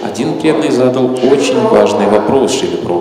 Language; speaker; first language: Russian; native; Russian